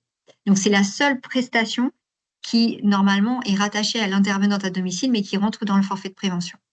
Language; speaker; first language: French; native; French